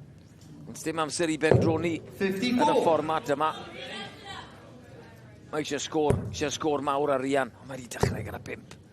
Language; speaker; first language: Welsh; native; Welsh